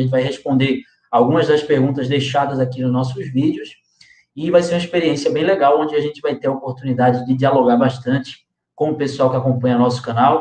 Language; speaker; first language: Portuguese; native; Portuguese